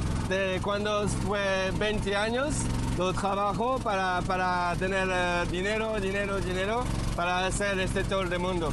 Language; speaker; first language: Spanish; non-native, learner; French